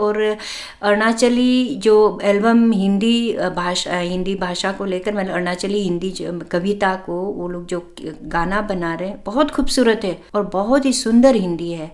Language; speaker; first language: Hindi; non-native, local second language; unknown